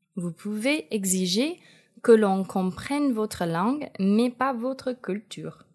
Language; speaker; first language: French; non-native, fluent; English